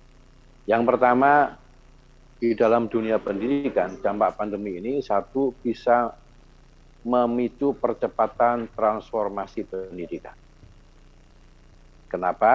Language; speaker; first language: Indonesian; native; Indonesian